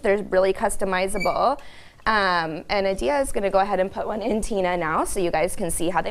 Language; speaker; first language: English; native; English